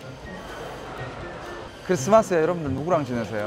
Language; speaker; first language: Korean; native; Korean